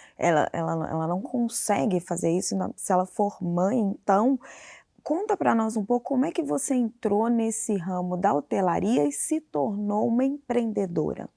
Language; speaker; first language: Portuguese; native; Portuguese